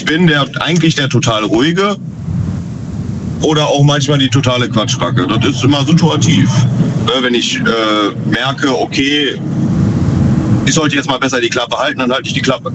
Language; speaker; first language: German; native; German